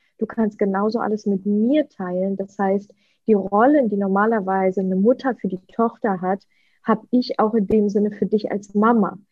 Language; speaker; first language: German; early bilingual, other home language; Russian